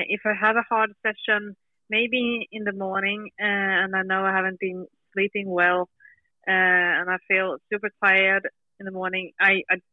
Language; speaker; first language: English; non-native, fluent; Swedish